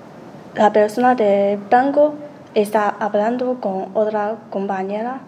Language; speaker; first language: Spanish; non-native, learner; Chinese